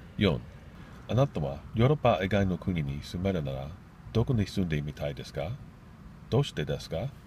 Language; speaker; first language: Japanese; non-native, learner; English